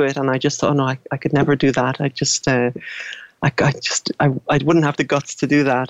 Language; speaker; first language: English; native; English